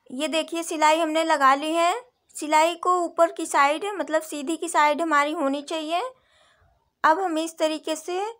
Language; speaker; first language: Hindi; native; Hindi